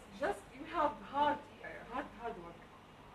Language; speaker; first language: English; non-native, learner; Arabic